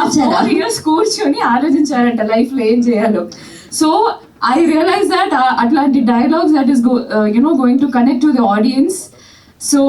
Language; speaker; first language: Telugu; non-native, fluent; Malayalam